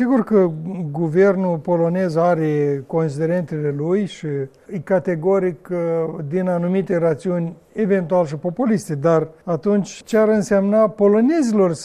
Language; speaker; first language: Romanian; native; Romanian